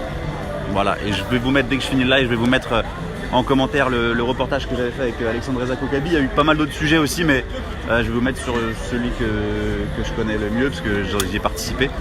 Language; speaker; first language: French; native; French